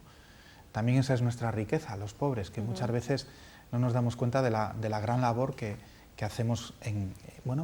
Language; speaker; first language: Spanish; native; Spanish